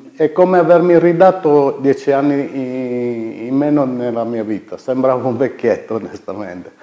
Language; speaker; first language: Italian; native; Italian